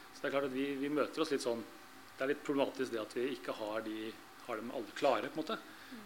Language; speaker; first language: Norwegian; native; Norwegian